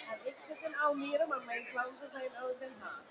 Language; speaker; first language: Dutch; non-native, fluent; English